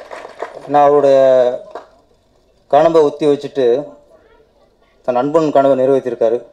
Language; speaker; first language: Tamil; native; Tamil